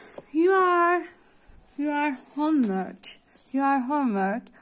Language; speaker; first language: English; non-native, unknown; Turkish